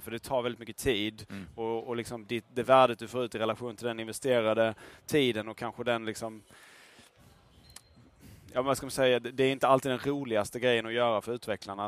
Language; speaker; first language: Swedish; native; Swedish